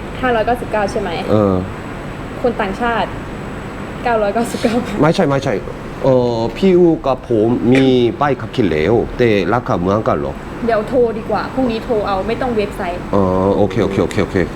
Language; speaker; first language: Thai; non-native, learner; Korean